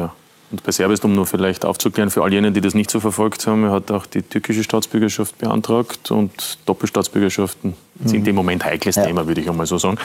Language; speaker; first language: German; native; German